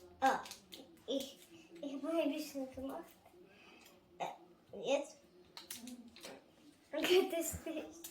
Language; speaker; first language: German; early bilingual, other home language; Russian